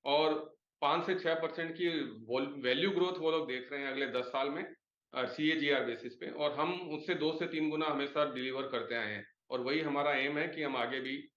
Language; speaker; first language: Hindi; native; Hindi